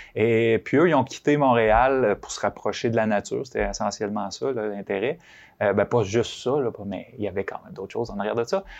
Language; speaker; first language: French; native; French